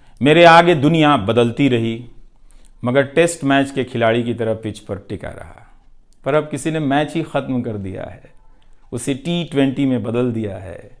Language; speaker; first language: Hindi; non-native, local second language; Bhojpuri